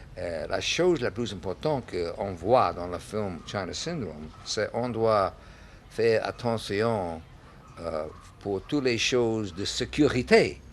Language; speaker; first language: French; non-native, learner; English